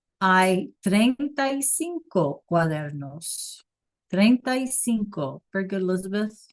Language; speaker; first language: Spanish; non-native, fluent; English